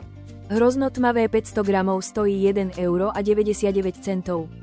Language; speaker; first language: Slovak; native; Slovak